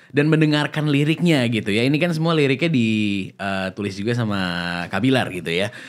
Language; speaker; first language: Indonesian; native; Indonesian